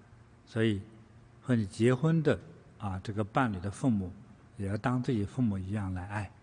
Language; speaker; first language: Chinese; native; Chinese